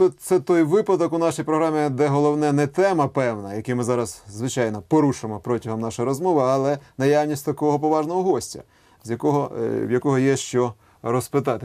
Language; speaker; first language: Ukrainian; native; Ukrainian